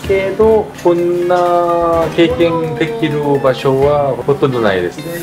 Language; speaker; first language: Japanese; non-native, learner; Korean